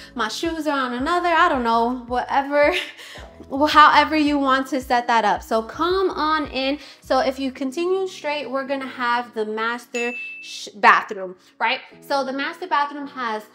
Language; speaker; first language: English; native; English